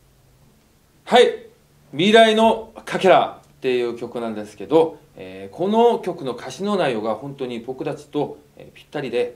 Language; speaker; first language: Japanese; native; Japanese